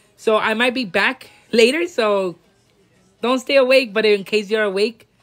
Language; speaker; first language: English; native; English